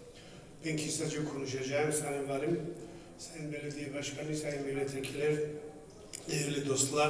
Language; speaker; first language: Turkish; non-native, learner; Georgian